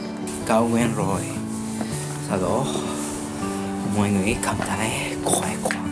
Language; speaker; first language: Vietnamese; non-native, learner; Japanese